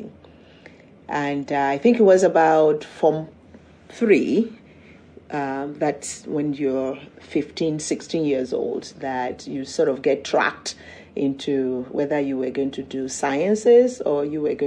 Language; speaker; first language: English; non-native, local second language; Yoruba